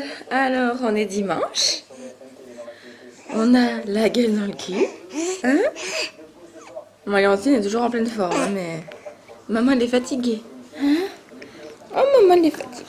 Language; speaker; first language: French; native; French